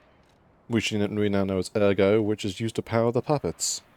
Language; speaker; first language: English; native; English